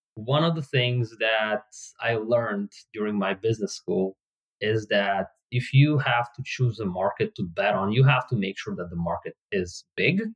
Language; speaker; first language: English; non-native, fluent; Hebrew